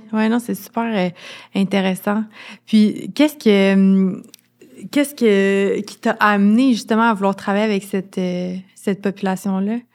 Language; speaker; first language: French; native; French